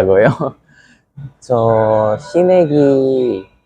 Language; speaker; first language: Korean; non-native, learner; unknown